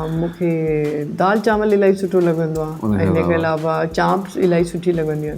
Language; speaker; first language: Sindhi; non-native, local second language; Urdu